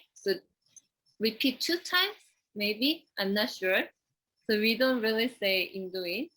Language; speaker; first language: English; non-native, fluent; Korean